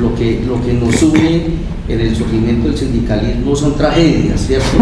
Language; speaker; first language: Spanish; native; Spanish